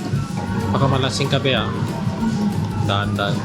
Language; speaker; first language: Filipino; non-native, learner; Korean